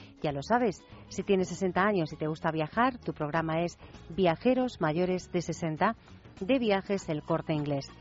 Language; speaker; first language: Spanish; native; Spanish